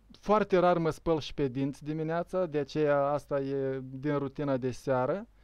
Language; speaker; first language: Romanian; native; Romanian